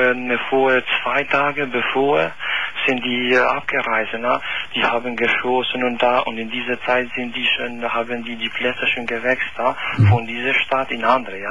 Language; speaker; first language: German; non-native, learner; Albanian